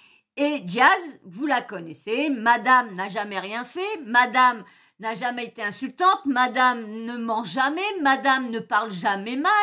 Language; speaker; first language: French; native; French